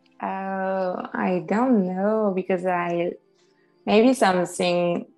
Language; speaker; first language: English; non-native, fluent; French